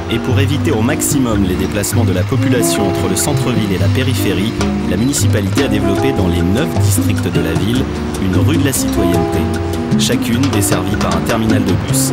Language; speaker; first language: French; native; French